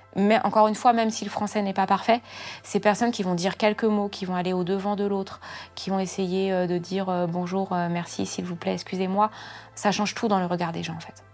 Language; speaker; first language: French; native; French